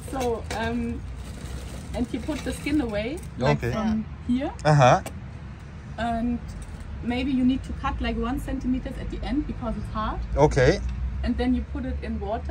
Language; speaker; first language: English; non-native, fluent; German